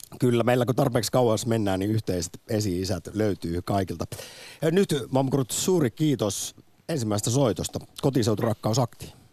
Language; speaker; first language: Finnish; native; Finnish